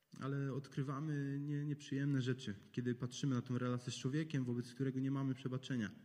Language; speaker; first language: Polish; native; Polish